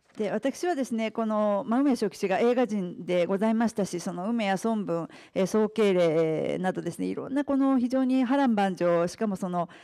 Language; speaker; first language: Japanese; native; Japanese